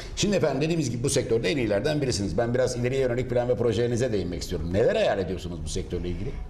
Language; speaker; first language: Turkish; native; Turkish